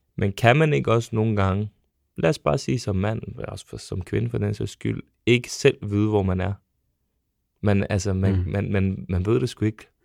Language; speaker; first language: Danish; early bilingual, other home language; Serbian